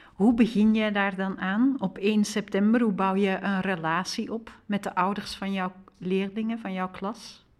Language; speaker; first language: Dutch; native; Dutch